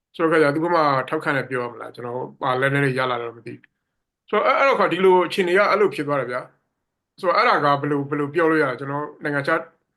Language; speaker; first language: Burmese; native; Burmese